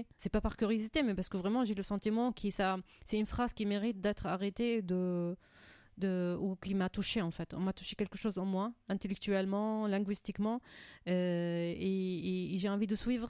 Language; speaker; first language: French; non-native, fluent; Arabic